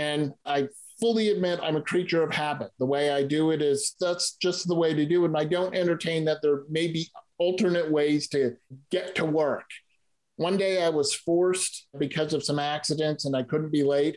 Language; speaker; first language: English; native; English